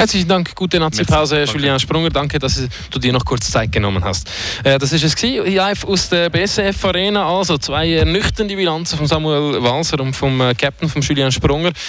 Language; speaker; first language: German; native; German